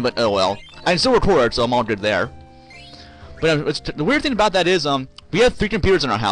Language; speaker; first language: English; native; English